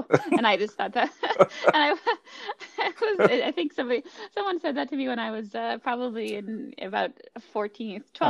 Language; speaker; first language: English; native; English